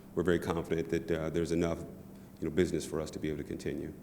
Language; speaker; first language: English; native; English